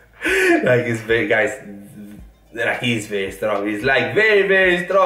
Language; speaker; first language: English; non-native, fluent; Italian